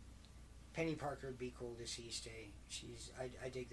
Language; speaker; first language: English; native; English